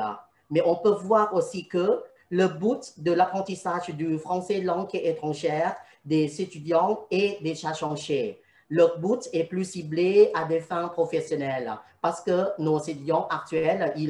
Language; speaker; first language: French; non-native, fluent; Thai